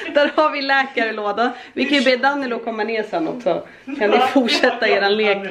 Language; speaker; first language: Swedish; native; Swedish